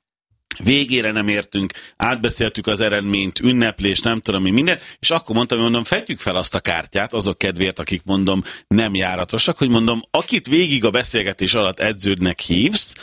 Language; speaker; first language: Hungarian; native; Hungarian